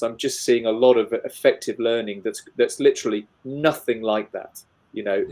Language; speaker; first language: English; native; English